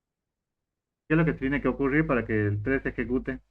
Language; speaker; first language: Spanish; native; Spanish